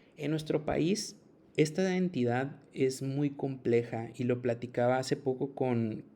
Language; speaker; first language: Spanish; native; Spanish